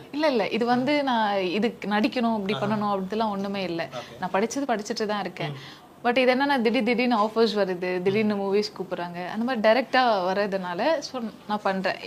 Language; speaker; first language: Tamil; early bilingual, heritage; Tamil